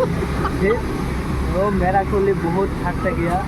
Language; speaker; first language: Hindi; non-native, local second language; Bangla